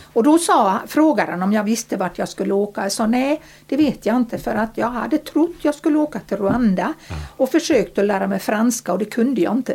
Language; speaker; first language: Swedish; early bilingual, other home language; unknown